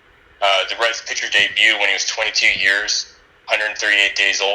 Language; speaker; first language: English; native; English